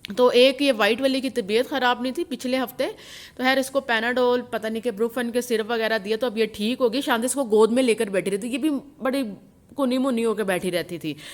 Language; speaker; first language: Urdu; non-native, local second language; Punjabi